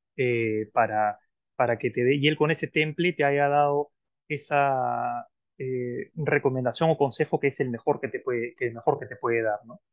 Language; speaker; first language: Spanish; native; Spanish